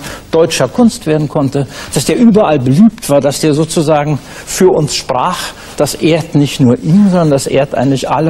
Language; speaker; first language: German; native; German